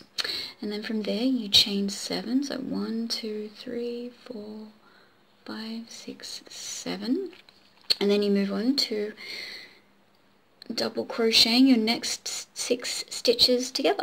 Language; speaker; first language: English; native; English